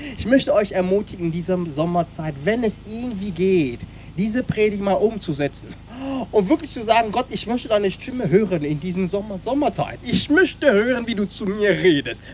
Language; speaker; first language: German; non-native, fluent; French